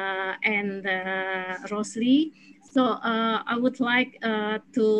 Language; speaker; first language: English; non-native, fluent; Indonesian